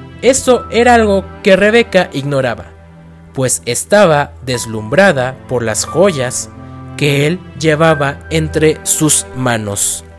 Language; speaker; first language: Spanish; native; Spanish